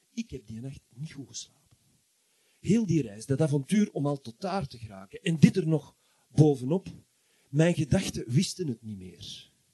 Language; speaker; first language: Dutch; native; Dutch